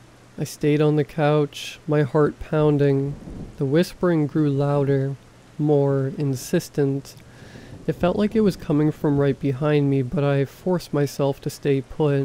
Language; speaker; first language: English; native; English